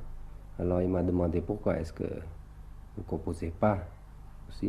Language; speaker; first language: French; early bilingual, other home language; Thai